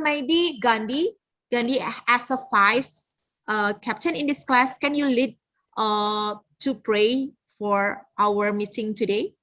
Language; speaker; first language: English; non-native, learner; Indonesian